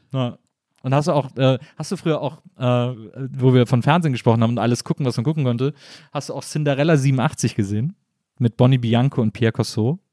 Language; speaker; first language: German; native; German